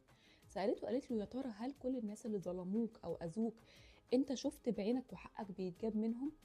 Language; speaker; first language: Arabic; native; Arabic